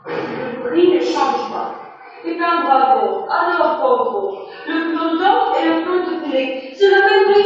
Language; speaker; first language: French; non-native, learner; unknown